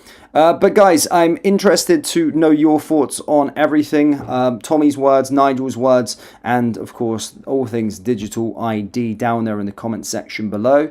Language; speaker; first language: English; native; English